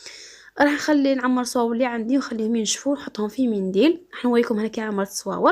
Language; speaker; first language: Arabic; native; Arabic